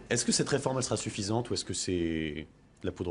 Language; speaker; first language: French; native; French